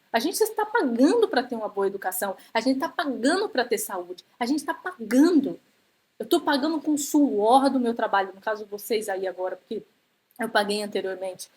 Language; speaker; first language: Portuguese; native; Portuguese